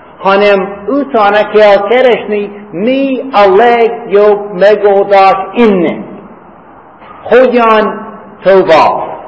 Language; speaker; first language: Hungarian; non-native, fluent; English